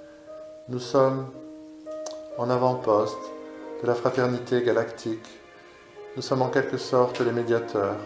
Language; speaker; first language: French; native; French